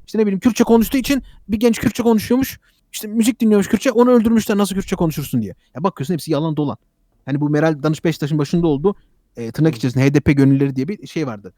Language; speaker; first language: Turkish; early bilingual, heritage; Turkish